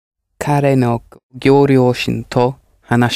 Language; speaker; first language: Japanese; non-native, learner; English